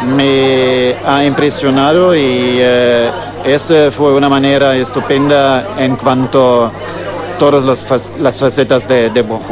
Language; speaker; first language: Spanish; non-native, fluent; German